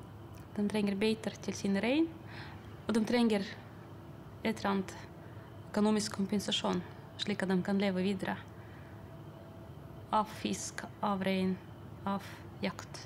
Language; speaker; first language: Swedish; non-native, fluent; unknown